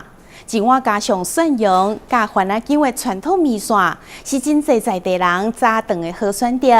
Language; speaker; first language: Chinese; native; Chinese